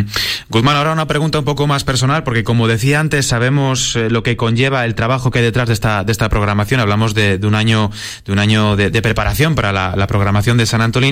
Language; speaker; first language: Spanish; native; Spanish